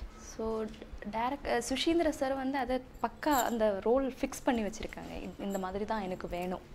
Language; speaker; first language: Tamil; non-native, learner; English